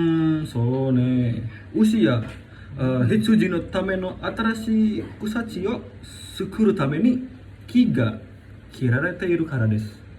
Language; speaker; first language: Japanese; non-native, learner; Indonesian